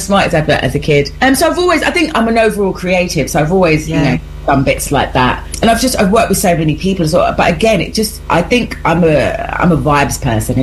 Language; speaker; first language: English; native; English